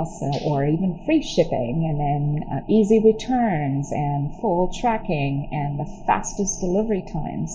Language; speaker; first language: English; non-native, local second language; Tamil